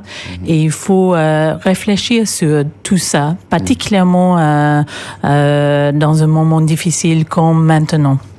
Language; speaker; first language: French; non-native, fluent; English